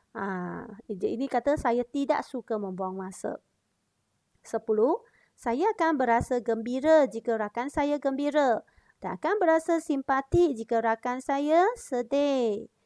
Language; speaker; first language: Malay; non-native, local second language; Chinese